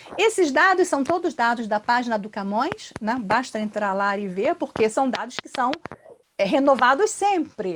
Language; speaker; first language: Portuguese; native; Portuguese